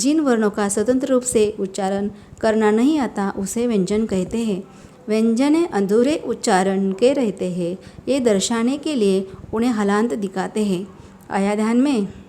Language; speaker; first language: Hindi; non-native, local second language; Marathi